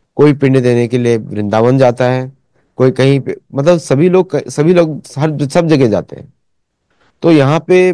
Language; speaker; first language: Hindi; native; Hindi